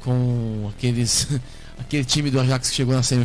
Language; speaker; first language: Portuguese; native; Portuguese